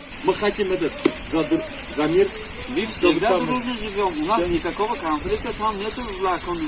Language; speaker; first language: Russian; non-native, learner; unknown